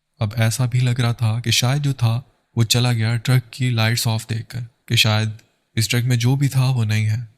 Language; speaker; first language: Urdu; native; Urdu